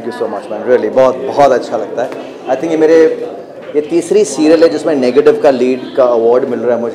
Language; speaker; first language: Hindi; native; Hindi